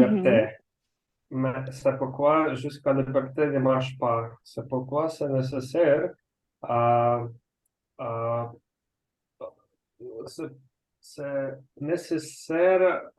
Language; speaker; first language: French; non-native, learner; Russian